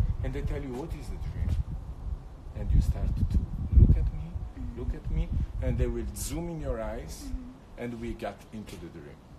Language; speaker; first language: English; non-native, fluent; Italian